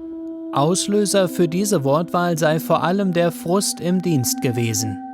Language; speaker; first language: German; native; German